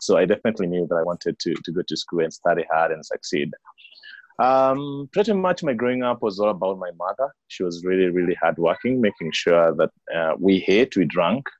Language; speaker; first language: English; non-native, local second language; Kikuyu